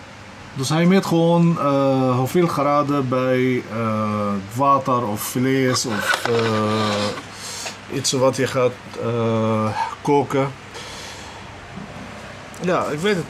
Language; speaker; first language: Dutch; non-native, learner; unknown